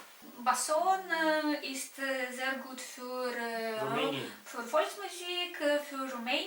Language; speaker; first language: German; non-native, fluent; Romanian